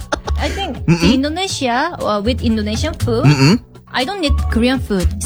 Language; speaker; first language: English; non-native, learner; Korean